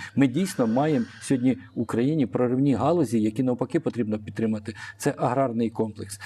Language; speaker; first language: Ukrainian; non-native, local second language; Russian